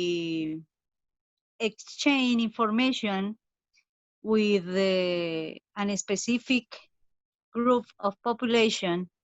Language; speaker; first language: English; non-native, fluent; Spanish